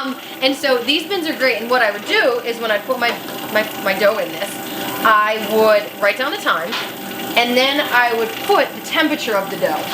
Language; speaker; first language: English; native; English